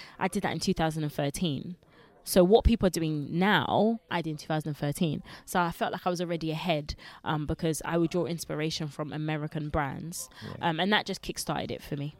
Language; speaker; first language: English; early bilingual, other home language; Lingala